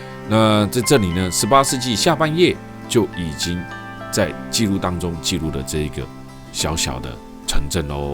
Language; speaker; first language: Chinese; native; Chinese